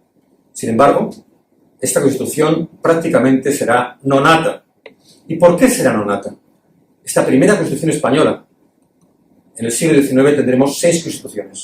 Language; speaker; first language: Spanish; native; Spanish